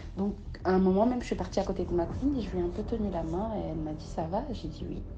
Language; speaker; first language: French; early bilingual, other home language; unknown